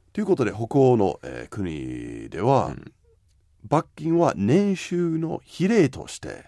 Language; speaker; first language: Japanese; non-native, fluent; English